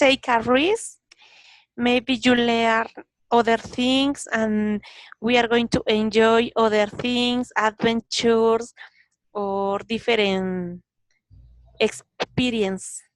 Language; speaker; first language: English; non-native, learner; Spanish